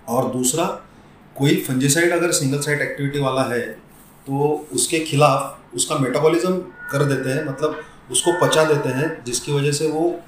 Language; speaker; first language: Hindi; non-native, local second language; Marathi